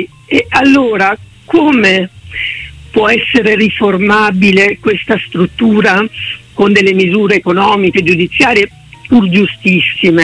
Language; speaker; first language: Italian; native; Italian